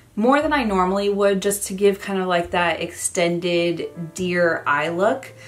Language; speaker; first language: English; native; English